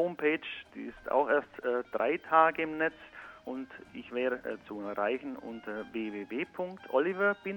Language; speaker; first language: German; native; German